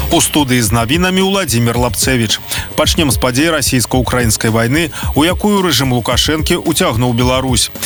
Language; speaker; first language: Belarusian; native; Belarusian